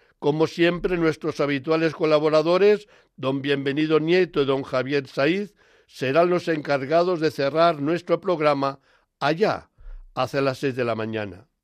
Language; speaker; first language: Spanish; native; Spanish